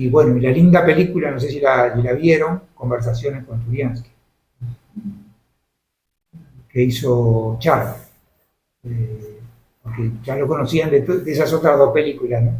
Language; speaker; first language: Spanish; native; Spanish